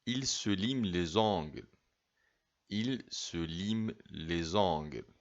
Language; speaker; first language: French; non-native, fluent; Arabic